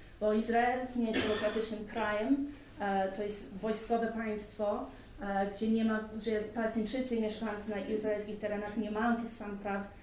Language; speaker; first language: Polish; early bilingual, heritage; Polish